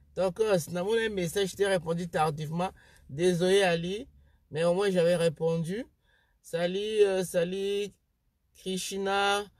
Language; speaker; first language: French; non-native, local second language; Lingala